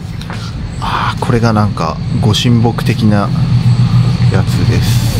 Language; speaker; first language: Japanese; native; Japanese